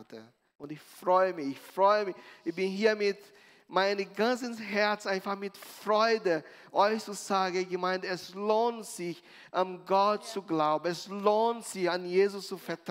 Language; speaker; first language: German; non-native, learner; Portuguese